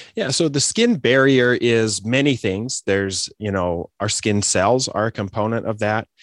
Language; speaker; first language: English; native; English